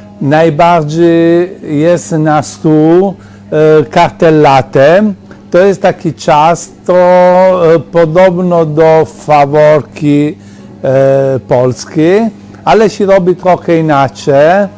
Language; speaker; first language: Polish; non-native, learner; Italian